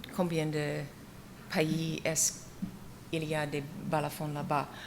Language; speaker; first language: French; non-native, fluent; English